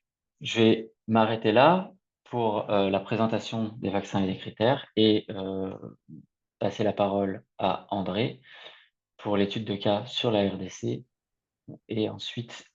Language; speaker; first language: French; native; French